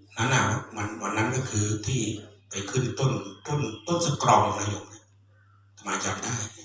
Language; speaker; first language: Thai; non-native, local second language; Khmer